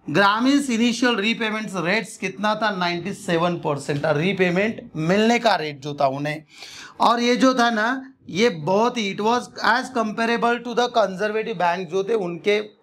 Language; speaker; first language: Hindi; non-native, local second language; Marathi